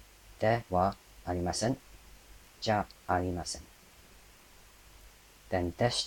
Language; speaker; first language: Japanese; non-native, fluent; English